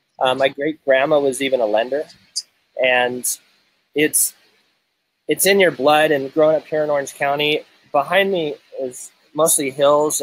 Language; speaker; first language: English; native; English